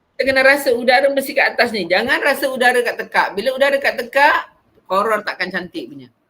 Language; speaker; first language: Malay; native; Malay